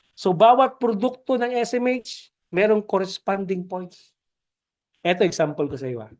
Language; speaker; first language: Filipino; non-native, local second language; Cebuano